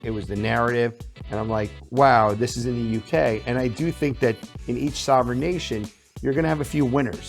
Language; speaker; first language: English; native; English